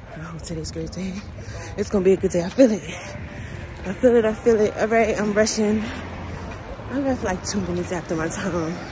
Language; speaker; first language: English; native; English